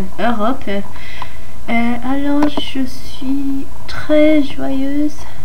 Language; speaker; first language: French; non-native, learner; English